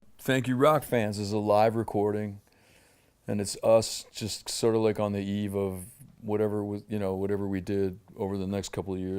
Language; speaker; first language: English; native; English